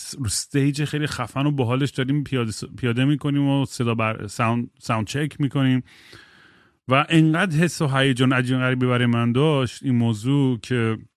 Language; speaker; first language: Persian; early bilingual, heritage; Persian